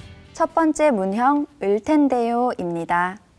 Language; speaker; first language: Korean; native; Korean